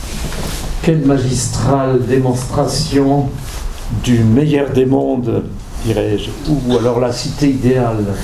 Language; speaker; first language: French; native; French